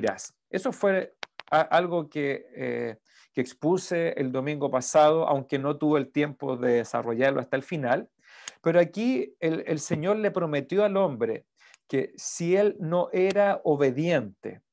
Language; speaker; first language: Spanish; native; Spanish